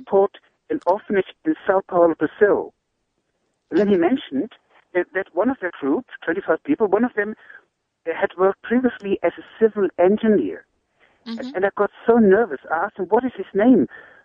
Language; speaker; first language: English; non-native, fluent; German